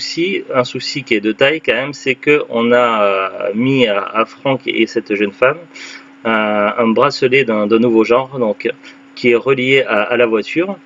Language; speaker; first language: French; native; French